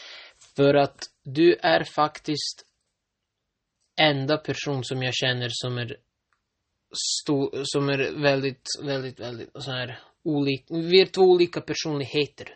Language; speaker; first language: Swedish; non-native, local second language; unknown